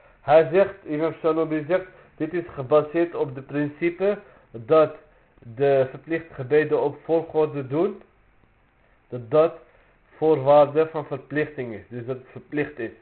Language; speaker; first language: Dutch; early bilingual, other home language; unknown